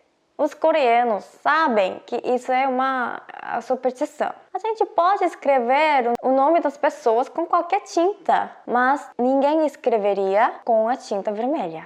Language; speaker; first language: Portuguese; non-native, fluent; Korean